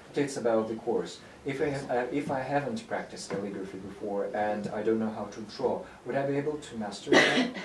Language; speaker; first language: English; non-native, fluent; Russian